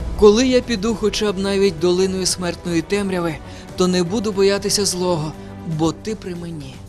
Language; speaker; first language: Ukrainian; native; Ukrainian